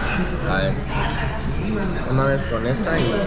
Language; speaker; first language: Spanish; non-native, fluent; English